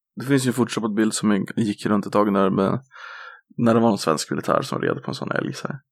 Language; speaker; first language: Swedish; native; Swedish